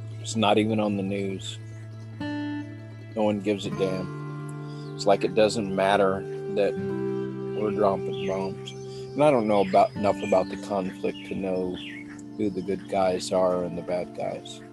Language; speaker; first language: English; native; English